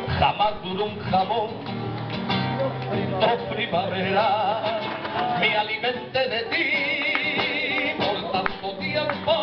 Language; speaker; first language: Spanish; native; Spanish